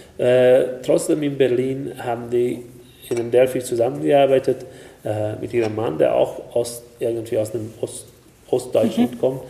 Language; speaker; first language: German; non-native, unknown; Hungarian